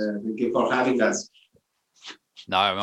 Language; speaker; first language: English; non-native, learner; Spanish